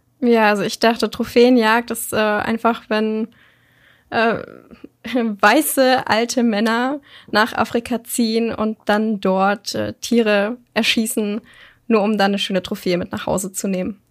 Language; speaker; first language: German; native; German